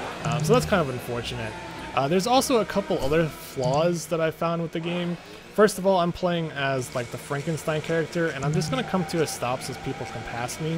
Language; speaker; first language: English; native; English